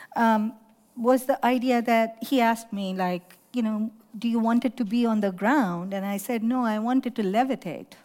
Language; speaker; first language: English; non-native, local second language; Urdu